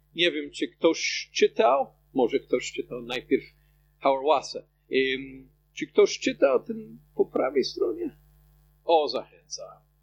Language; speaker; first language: Polish; non-native, fluent; English